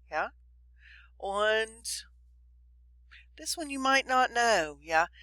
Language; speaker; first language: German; non-native, fluent; English